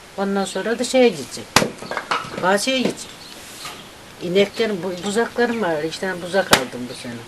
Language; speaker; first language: Turkish; native; Turkish